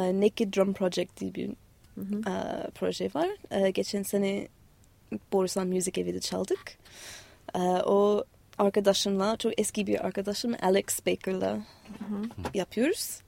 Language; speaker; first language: Turkish; non-native, learner; English